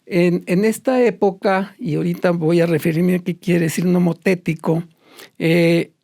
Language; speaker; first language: Spanish; native; Spanish